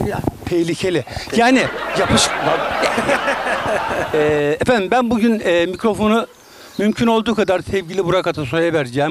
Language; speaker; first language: Turkish; native; Turkish